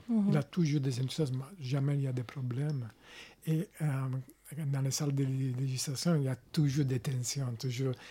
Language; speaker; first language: French; non-native, learner; Italian